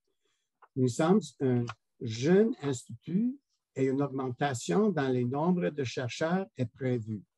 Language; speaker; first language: French; non-native, local second language; English